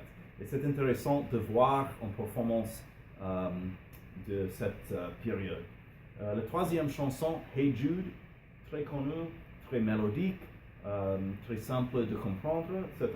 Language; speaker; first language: French; non-native, learner; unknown